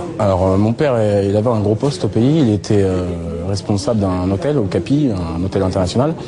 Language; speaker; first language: French; early bilingual, other home language; Lingala